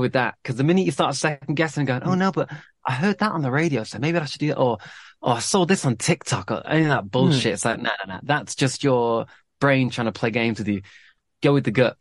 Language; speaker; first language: English; native; English